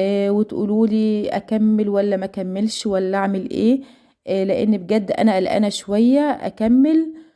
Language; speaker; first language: Arabic; native; Arabic